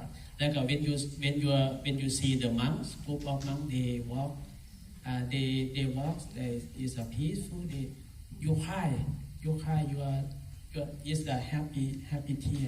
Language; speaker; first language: English; non-native, learner; Thai